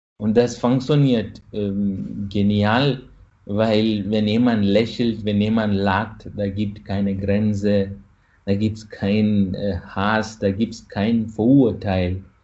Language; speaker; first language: German; non-native, fluent; Malayalam